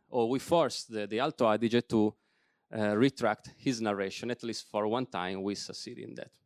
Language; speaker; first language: English; non-native, fluent; Italian